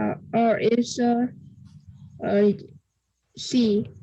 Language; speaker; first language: English; non-native, learner; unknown